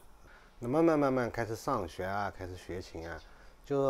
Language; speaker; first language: Chinese; native; Chinese